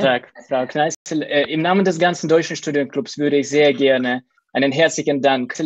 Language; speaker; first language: German; non-native, fluent; Russian